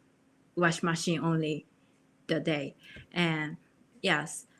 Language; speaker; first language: English; non-native, learner; Japanese